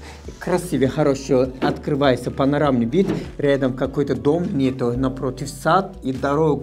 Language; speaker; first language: Russian; non-native, fluent; Turkish